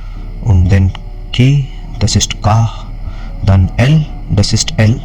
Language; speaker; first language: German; non-native, learner; Marathi